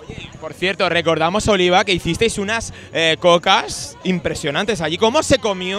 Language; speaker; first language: Spanish; native; Spanish